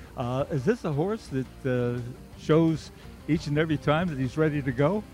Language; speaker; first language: English; native; English